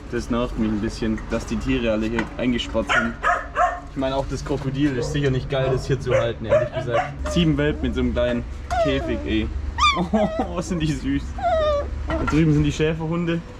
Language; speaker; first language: German; native; German